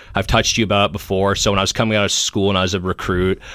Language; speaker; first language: English; native; English